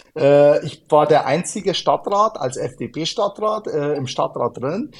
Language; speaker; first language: German; early bilingual, other home language; Arabic